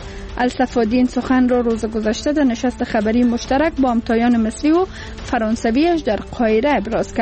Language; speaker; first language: Persian; native; Persian